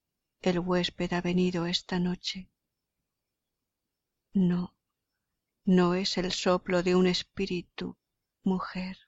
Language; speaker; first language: Spanish; native; Spanish